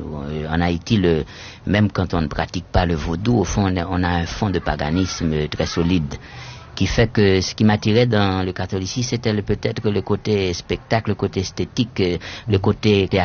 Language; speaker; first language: French; non-native, local second language; Haitian Creole